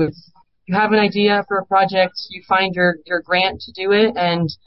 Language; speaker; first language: English; native; English